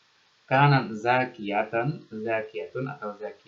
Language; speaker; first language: Arabic; non-native, fluent; Indonesian